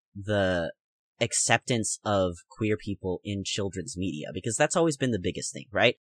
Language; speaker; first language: English; native; English